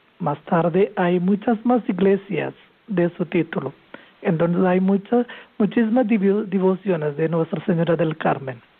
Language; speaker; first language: Spanish; non-native, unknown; Malayalam